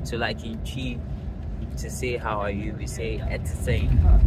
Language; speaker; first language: English; non-native, local second language; Akan